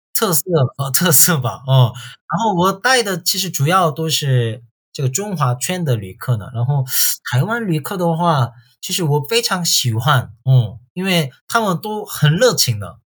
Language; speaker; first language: Chinese; non-native, fluent; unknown